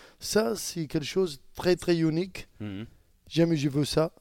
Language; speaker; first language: French; non-native, learner; Arabic